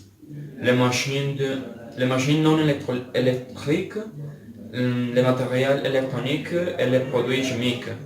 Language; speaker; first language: French; non-native, learner; Spanish